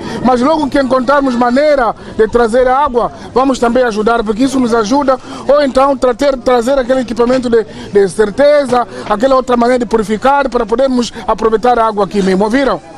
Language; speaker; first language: Portuguese; non-native, local second language; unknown